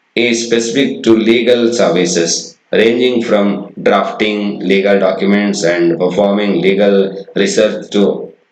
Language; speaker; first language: English; non-native, local second language; Kannada